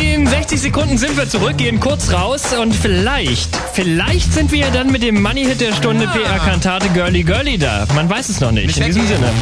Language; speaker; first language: German; native; German